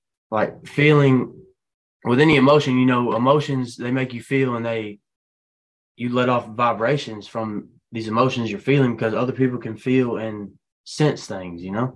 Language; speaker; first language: English; native; English